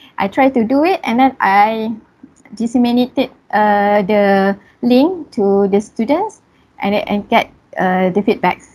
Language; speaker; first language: English; non-native, local second language; Malay